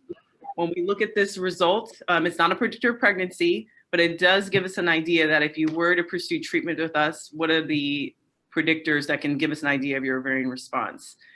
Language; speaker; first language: English; native; English